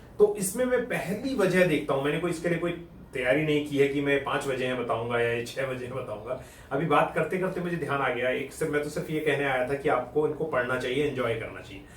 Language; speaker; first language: Hindi; native; Hindi